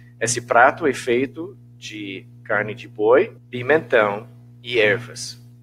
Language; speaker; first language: Portuguese; non-native, fluent; English